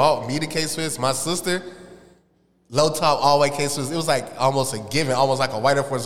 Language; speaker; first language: English; native; English